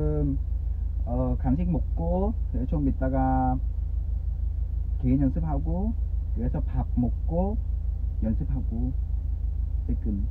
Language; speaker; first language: Korean; non-native, fluent; Vietnamese